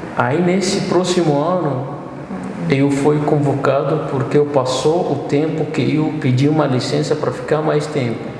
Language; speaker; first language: Portuguese; non-native, fluent; Arabic